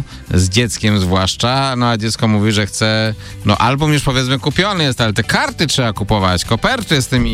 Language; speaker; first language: Polish; native; Polish